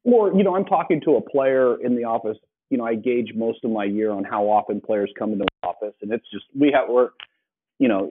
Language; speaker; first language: English; native; English